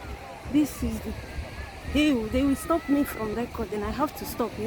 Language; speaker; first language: English; non-native, local second language; Igbo